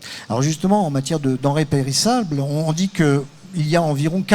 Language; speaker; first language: French; native; French